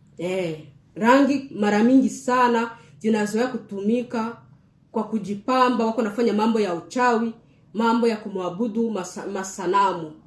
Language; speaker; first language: Swahili; native; Swahili